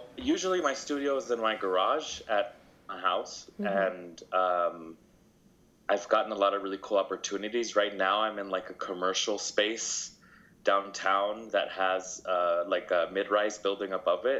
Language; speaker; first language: English; early bilingual, other home language; Spanish